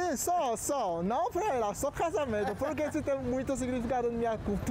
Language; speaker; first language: Portuguese; non-native, learner; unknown